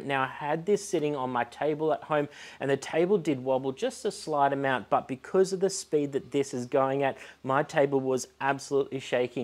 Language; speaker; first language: English; native; English